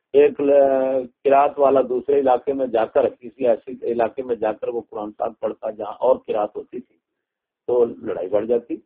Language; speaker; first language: Urdu; non-native, local second language; Punjabi